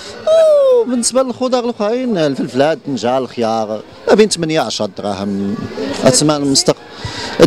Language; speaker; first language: Arabic; native; Arabic